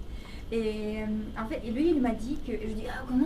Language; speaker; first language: French; non-native, fluent; Russian